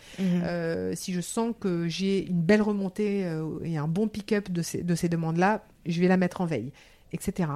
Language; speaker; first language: French; early bilingual, heritage; French